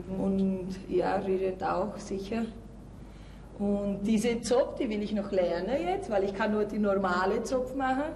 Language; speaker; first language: German; early bilingual, heritage; German